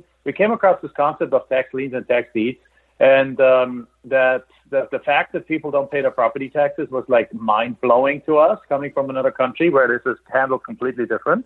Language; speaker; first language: English; non-native, fluent; German